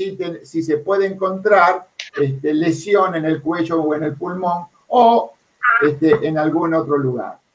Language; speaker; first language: Spanish; native; Spanish